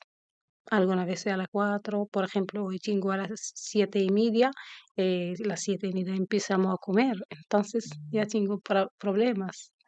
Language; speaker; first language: Spanish; non-native, learner; Arabic